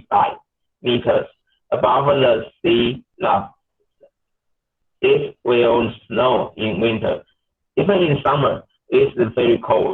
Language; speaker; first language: English; non-native, learner; Chinese